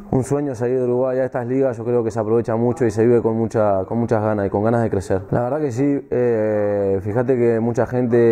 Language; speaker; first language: Spanish; native; Spanish